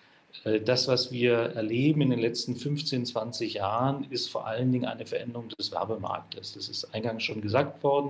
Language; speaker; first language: German; native; German